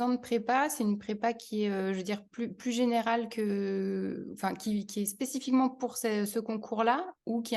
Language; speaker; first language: French; native; French